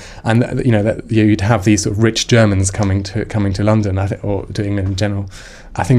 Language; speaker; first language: English; non-native, fluent; German